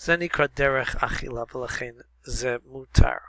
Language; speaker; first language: Hebrew; non-native, fluent; English